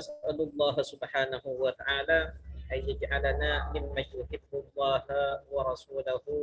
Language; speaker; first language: Arabic; non-native, fluent; Malay